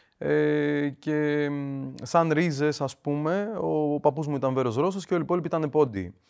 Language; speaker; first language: Greek; early bilingual, other home language; Russian